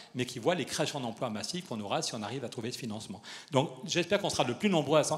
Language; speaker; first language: French; native; French